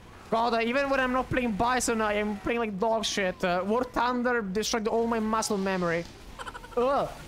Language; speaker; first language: English; non-native, fluent; Italian